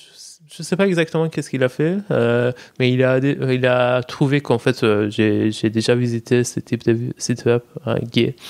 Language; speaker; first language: French; non-native, fluent; Persian